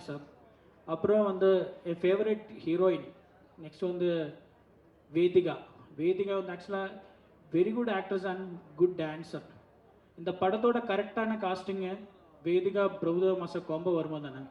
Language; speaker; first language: Tamil; non-native, learner; Malayalam